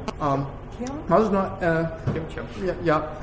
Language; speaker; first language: Russian; non-native, learner; Chinese